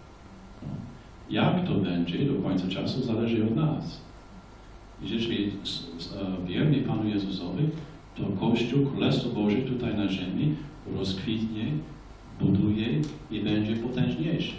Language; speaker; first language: Polish; non-native, fluent; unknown